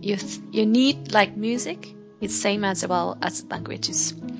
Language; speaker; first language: English; non-native, fluent; Romanian